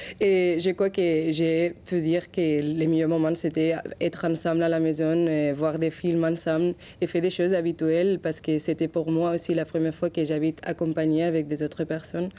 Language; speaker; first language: French; non-native, learner; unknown